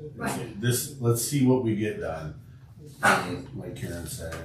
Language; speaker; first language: English; native; English